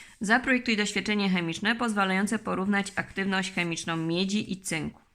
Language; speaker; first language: Polish; native; Polish